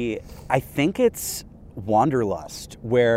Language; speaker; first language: English; native; English